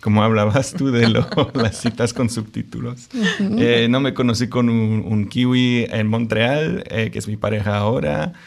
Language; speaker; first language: Spanish; non-native, fluent; French